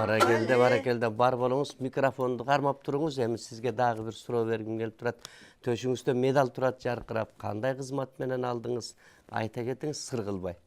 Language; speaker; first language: Kyrgyz; native; Kyrgyz